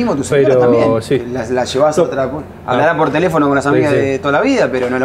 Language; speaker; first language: Spanish; native; Spanish